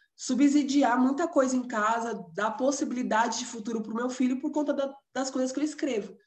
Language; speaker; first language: Portuguese; native; Portuguese